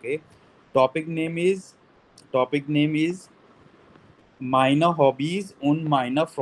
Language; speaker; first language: German; non-native, fluent; Hindi